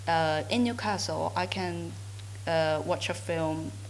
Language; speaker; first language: English; non-native, fluent; Chinese